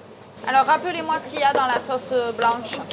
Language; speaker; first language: French; native; French